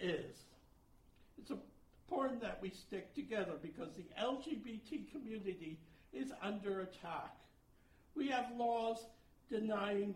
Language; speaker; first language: English; native; English